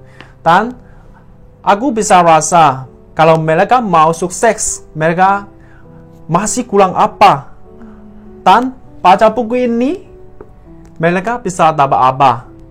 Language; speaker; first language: Indonesian; non-native, learner; Chinese